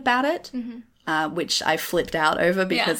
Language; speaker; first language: English; native; English